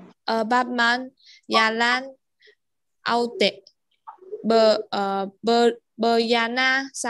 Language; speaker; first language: Indonesian; non-native, learner; Vietnamese